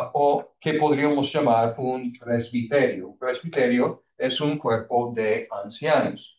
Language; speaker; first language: Spanish; non-native, fluent; English